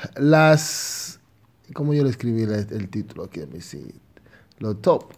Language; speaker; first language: Spanish; early bilingual, heritage; Spanish